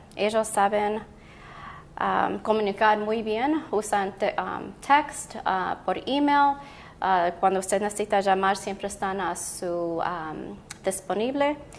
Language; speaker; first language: Spanish; early bilingual, heritage; Spanish